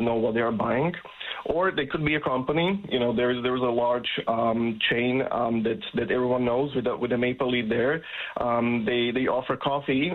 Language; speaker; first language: English; non-native, fluent; Slovak